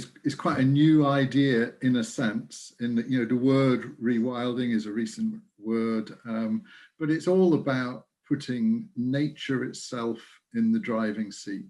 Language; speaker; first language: English; native; English